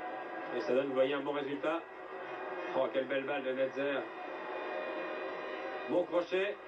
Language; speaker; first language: French; native; French